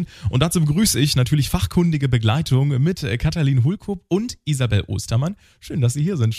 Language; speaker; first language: German; native; German